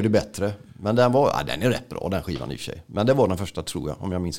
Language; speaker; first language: Swedish; native; Swedish